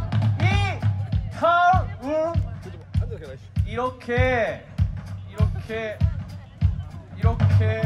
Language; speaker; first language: Korean; non-native, learner; Japanese